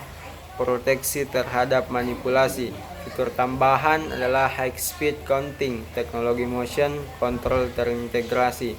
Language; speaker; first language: Indonesian; native; Indonesian